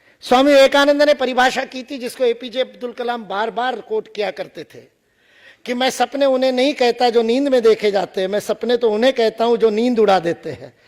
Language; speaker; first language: Hindi; non-native, local second language; Marathi